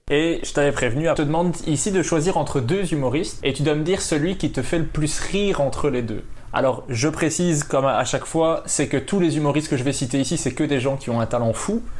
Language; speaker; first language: French; native; French